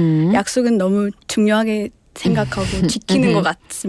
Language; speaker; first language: Korean; non-native, fluent; Nepali